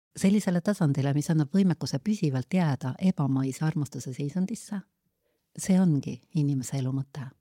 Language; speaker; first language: Estonian; native; Estonian